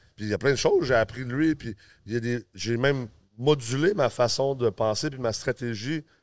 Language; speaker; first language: French; early bilingual, other home language; English